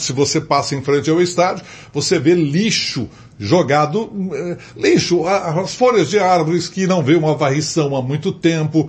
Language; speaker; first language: Portuguese; native; Portuguese